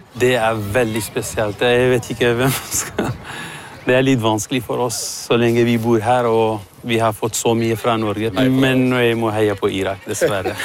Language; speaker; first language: Norwegian; non-native, fluent; Arabic